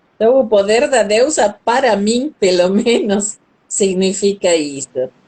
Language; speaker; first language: Portuguese; non-native, fluent; Spanish